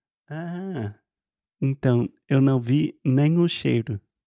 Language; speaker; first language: Portuguese; non-native, learner; English